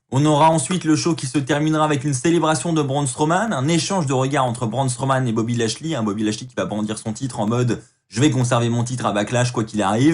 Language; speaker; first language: French; native; French